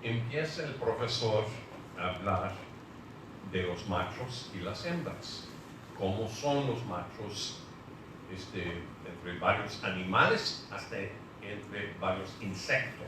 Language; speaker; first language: Spanish; non-native, fluent; English